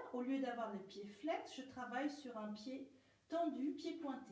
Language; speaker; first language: French; native; French